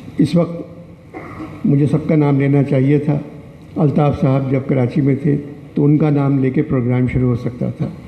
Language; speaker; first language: Urdu; native; Urdu